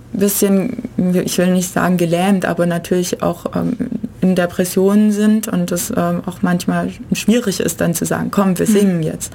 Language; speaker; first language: German; native; German